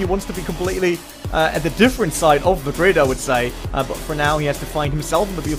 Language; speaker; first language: English; non-native, fluent; German